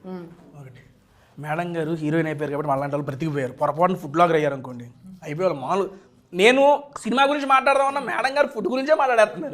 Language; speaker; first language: Telugu; native; Telugu